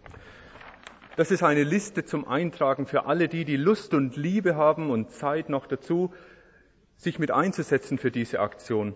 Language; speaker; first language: German; native; German